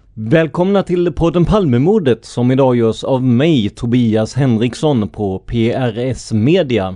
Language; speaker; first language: Swedish; native; Swedish